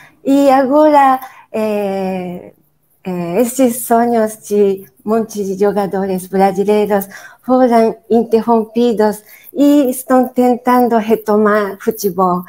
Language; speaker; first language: Portuguese; non-native, fluent; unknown